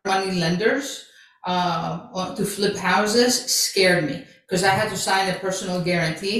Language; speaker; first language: English; early bilingual, other home language; Greek